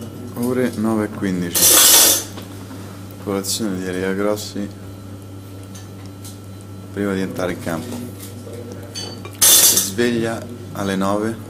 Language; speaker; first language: Italian; native; Italian